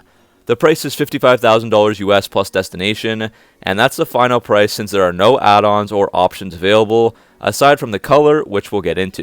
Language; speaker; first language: English; native; English